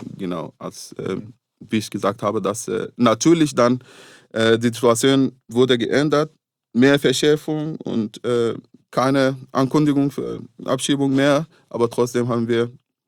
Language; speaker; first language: German; non-native, fluent; Arabic